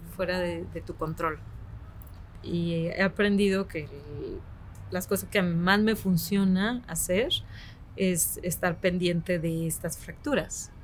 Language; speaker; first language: Spanish; native; Spanish